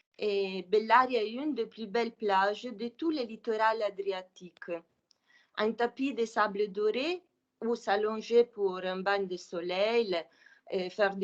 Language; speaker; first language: French; non-native, fluent; Italian